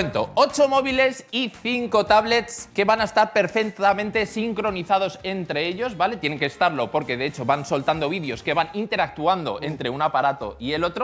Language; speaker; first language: Spanish; native; Spanish